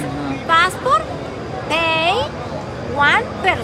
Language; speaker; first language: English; non-native, learner; Spanish